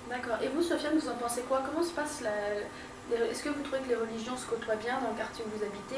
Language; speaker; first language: French; native; French